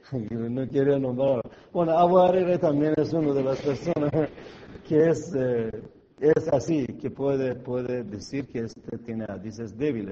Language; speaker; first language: Spanish; non-native, fluent; Persian